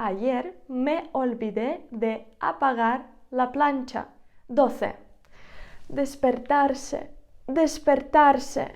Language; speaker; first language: Spanish; non-native, fluent; Ukrainian